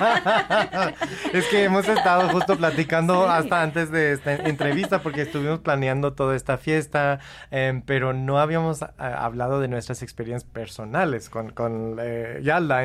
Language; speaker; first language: Spanish; non-native, fluent; English